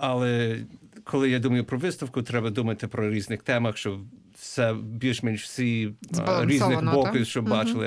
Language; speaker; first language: Ukrainian; early bilingual, heritage; English